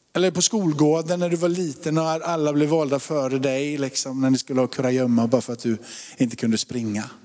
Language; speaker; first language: Swedish; native; Swedish